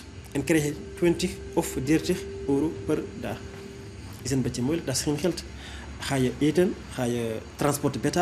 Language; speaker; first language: Dutch; non-native, fluent; French